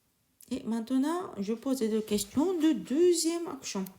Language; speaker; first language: French; non-native, learner; Japanese